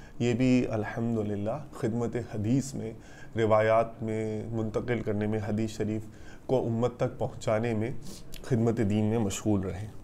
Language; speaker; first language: Urdu; native; Urdu